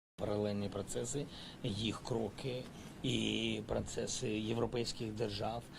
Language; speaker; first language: Ukrainian; non-native, local second language; Russian